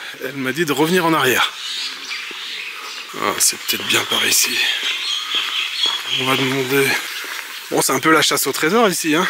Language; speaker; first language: French; native; French